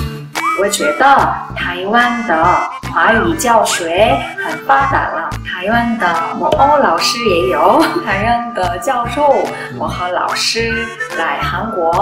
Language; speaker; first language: Chinese; non-native, learner; Korean